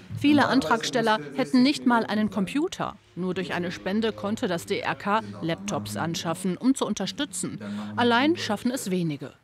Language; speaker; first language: German; native; German